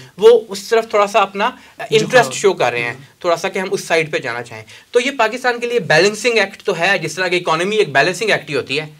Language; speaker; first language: Urdu; native; Urdu